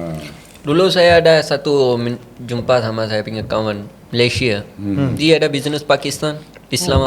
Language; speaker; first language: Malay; non-native, learner; Punjabi